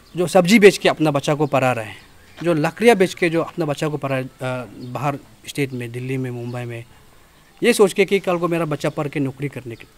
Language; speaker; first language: Hindi; non-native, local second language; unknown